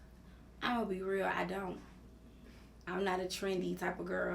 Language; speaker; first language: English; native; English